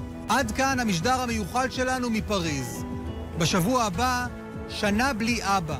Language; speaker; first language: Hebrew; native; Hebrew